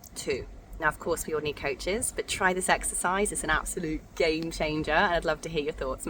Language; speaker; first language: English; native; English